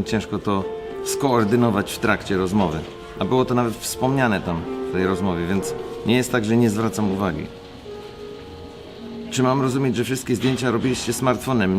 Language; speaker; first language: Polish; native; Polish